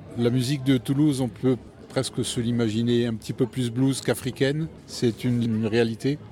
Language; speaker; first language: French; native; French